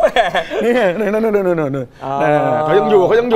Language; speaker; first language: Thai; native; Thai